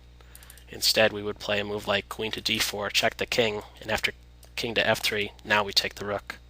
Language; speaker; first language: English; native; English